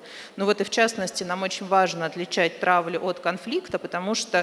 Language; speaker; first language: Russian; native; Russian